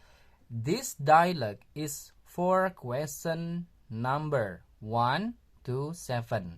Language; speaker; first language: English; non-native, learner; Indonesian